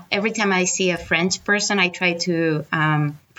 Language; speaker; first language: English; non-native, fluent; Spanish